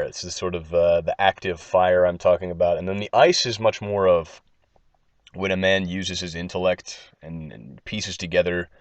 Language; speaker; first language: English; native; English